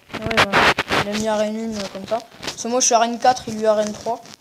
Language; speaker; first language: French; native; French